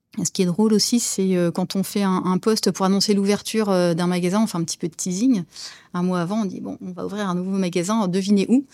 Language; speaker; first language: French; native; French